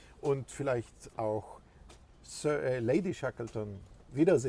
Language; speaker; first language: German; non-native, fluent; Swedish